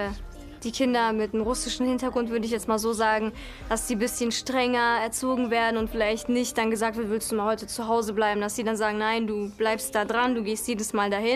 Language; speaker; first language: German; native; German